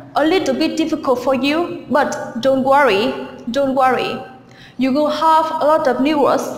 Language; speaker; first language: English; non-native, learner; Vietnamese